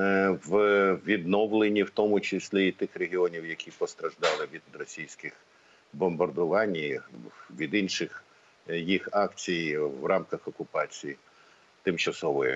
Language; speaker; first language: Ukrainian; native; Ukrainian